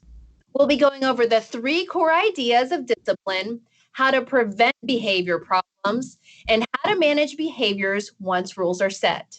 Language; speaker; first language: English; native; English